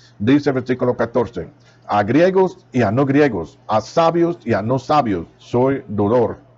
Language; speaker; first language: Spanish; non-native, fluent; English